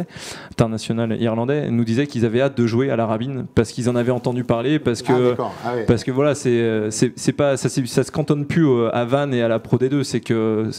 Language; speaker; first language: French; native; French